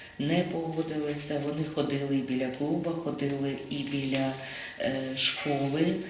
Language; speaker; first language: Ukrainian; native; Ukrainian